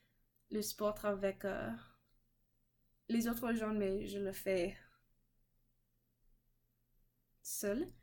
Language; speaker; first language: French; non-native, learner; English